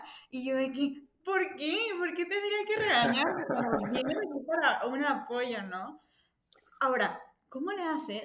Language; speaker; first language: Spanish; native; Spanish